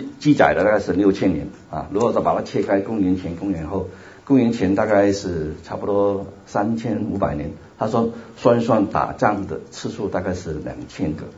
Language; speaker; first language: Chinese; non-native, local second language; Cantonese